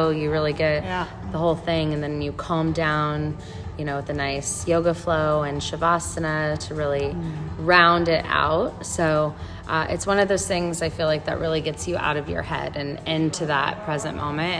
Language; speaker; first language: English; native; English